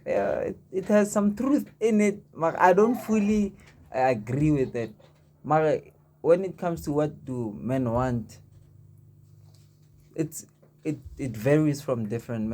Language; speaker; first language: English; non-native, local second language; Zulu